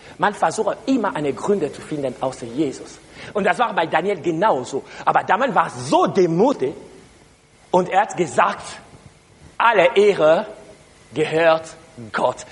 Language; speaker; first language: German; non-native, learner; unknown